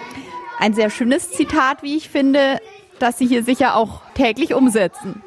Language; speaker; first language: German; native; German